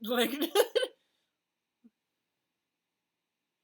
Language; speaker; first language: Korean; non-native, learner; English